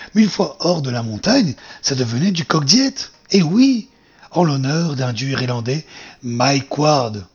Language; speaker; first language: French; native; French